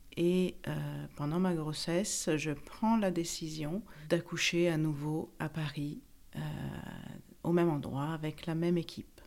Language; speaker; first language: French; non-native, fluent; Italian